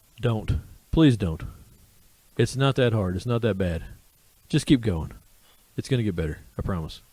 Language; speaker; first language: English; native; English